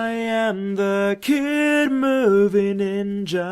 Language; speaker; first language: English; native; English